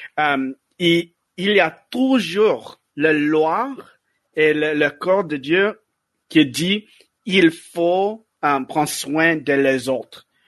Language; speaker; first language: French; non-native, learner; English